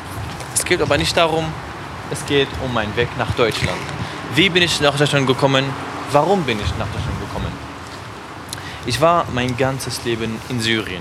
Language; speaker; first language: German; non-native, fluent; Arabic